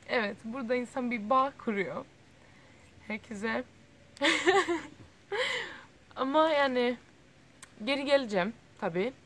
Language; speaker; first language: Turkish; early bilingual, heritage; Turkish